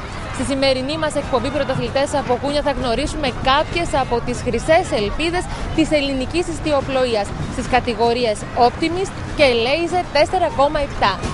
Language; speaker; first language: Greek; native; Greek